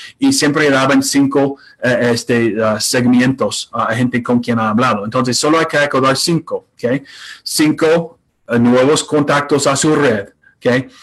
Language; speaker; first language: Spanish; non-native, fluent; English